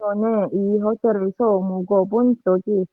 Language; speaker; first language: Korean; non-native, learner; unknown